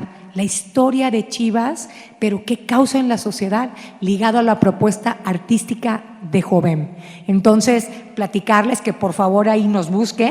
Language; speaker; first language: Spanish; native; Spanish